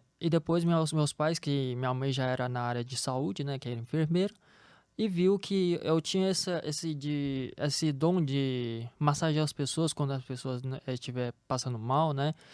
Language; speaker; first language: Portuguese; early bilingual, other home language; Chinese